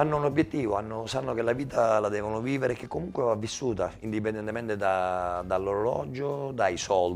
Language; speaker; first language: Italian; native; Italian